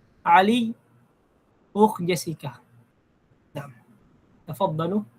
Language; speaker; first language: Arabic; non-native, fluent; Filipino